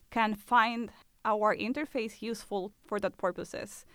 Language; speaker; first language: English; non-native, fluent; Spanish